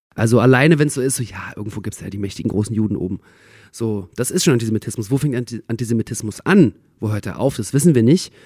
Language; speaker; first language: German; early bilingual, other home language; Russian